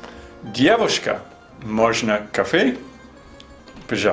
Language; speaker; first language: Russian; non-native, learner; English